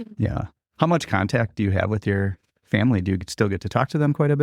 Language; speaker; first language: English; native; English